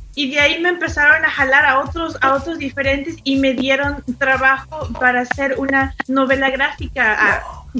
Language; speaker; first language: Spanish; early bilingual, other home language; English